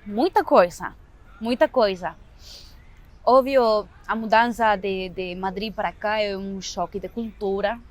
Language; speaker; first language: Portuguese; non-native, fluent; Spanish